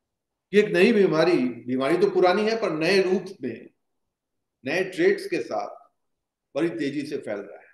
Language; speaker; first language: Hindi; native; Hindi